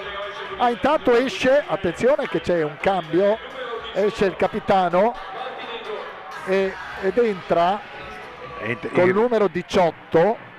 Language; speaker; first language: Italian; native; Italian